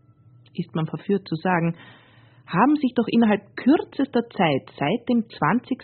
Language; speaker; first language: German; native; German